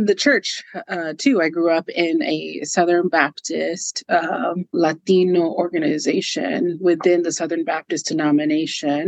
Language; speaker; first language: English; native; English